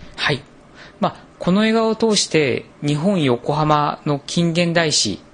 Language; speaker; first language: Japanese; native; Japanese